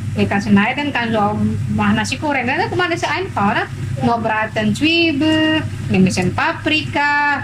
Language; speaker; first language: German; non-native, learner; Indonesian